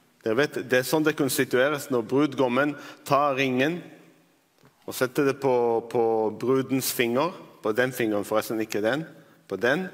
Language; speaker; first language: Norwegian; non-native, fluent; Arabic